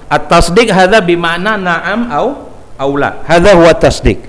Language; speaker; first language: Arabic; non-native, fluent; Indonesian